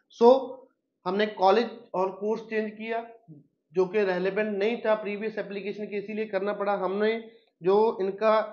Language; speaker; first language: Hindi; non-native, local second language; Punjabi